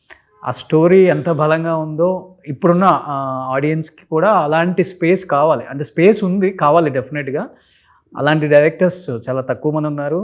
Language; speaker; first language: Telugu; native; Telugu